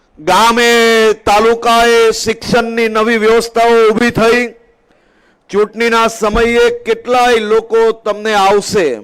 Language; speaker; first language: Gujarati; native; Gujarati